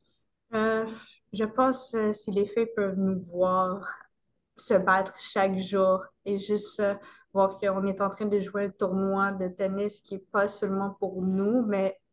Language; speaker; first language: French; non-native, local second language; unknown